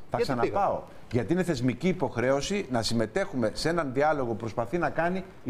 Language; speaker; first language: Greek; native; Greek